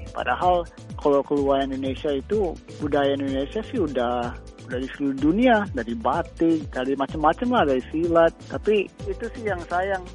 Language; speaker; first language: Indonesian; early bilingual, heritage; Indonesian